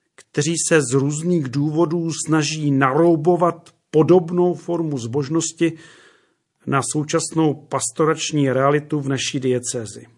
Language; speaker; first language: Czech; native; Czech